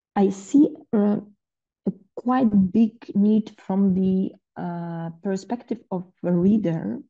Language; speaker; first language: English; non-native, fluent; Polish